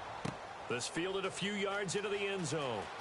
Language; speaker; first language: English; native; English